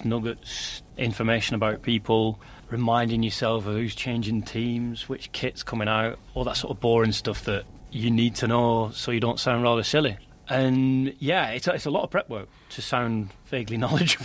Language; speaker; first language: English; native; English